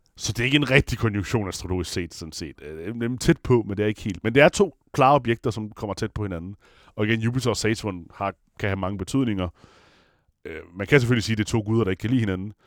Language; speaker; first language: Danish; non-native, fluent; Italian